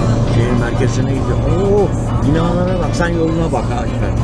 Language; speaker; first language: Turkish; native; Turkish